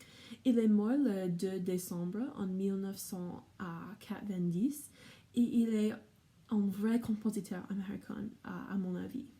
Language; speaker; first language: French; non-native, learner; English